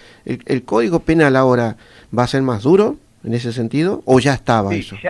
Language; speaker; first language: Spanish; native; Spanish